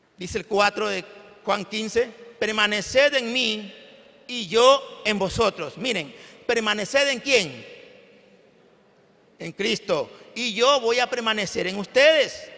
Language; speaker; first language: Spanish; native; Spanish